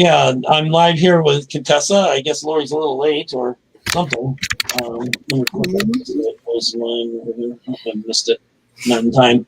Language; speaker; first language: English; native; English